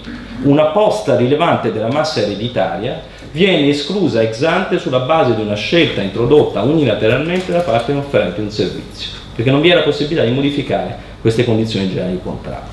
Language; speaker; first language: Italian; native; Italian